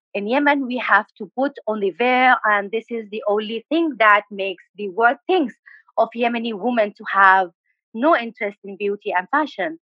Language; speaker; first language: English; non-native, fluent; Arabic